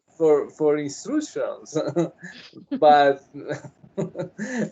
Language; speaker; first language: English; non-native, learner; Spanish